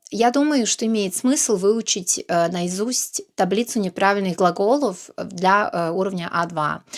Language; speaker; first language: Russian; non-native, fluent; Serbian